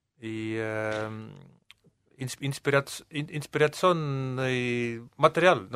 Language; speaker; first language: Russian; non-native, local second language; Estonian